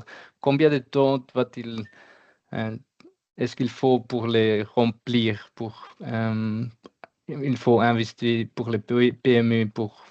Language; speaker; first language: French; non-native, learner; German